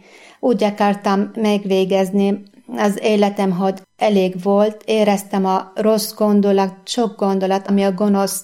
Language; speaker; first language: Hungarian; non-native, fluent; Arabic